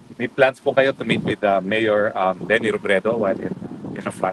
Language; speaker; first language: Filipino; native; Filipino